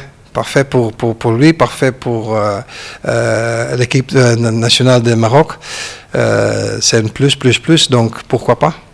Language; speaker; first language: French; non-native, learner; Dutch